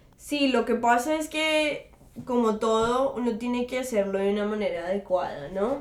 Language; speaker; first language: Spanish; early bilingual, heritage; Spanish